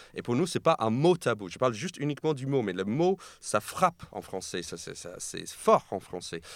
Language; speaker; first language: French; non-native, fluent; English